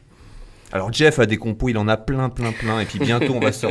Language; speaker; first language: French; native; French